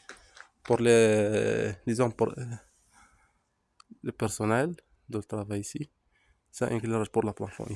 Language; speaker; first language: French; non-native, local second language; Arabic